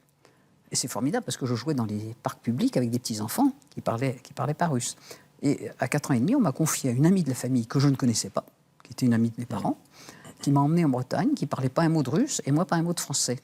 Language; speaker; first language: French; native; French